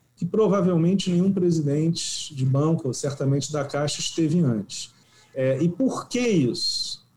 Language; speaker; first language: Portuguese; native; Portuguese